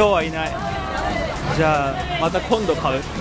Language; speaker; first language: Japanese; native; Japanese